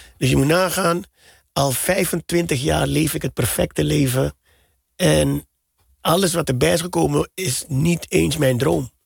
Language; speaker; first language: Dutch; native; Dutch